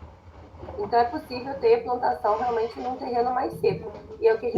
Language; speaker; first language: Portuguese; native; Portuguese